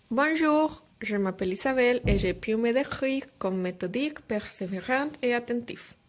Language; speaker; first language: French; non-native, fluent; Spanish